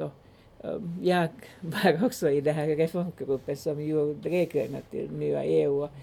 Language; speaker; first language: Swedish; non-native, local second language; Finnish